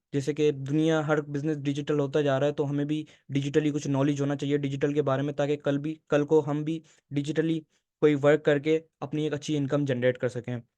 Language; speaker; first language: Urdu; native; Urdu